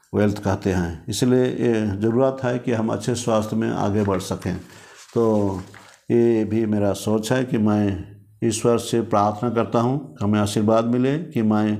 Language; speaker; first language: Hindi; non-native, local second language; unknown